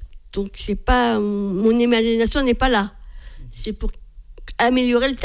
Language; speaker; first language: French; native; French